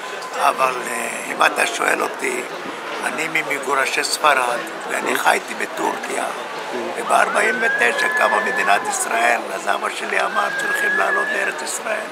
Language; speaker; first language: Hebrew; early bilingual, other home language; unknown